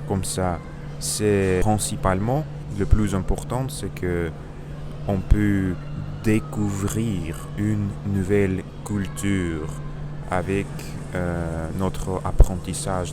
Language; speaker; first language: French; non-native, learner; Russian